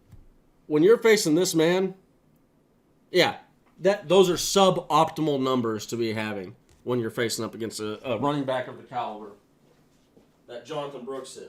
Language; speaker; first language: English; native; English